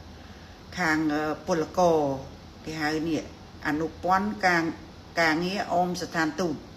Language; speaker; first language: Khmer; native; Khmer